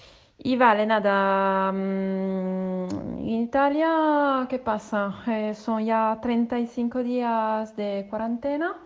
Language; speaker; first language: Spanish; non-native, fluent; Italian